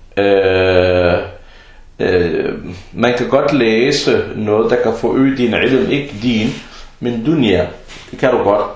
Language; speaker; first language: Danish; early bilingual, other home language; Arabic